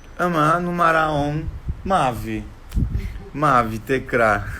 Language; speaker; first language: Turkish; non-native, learner; Portuguese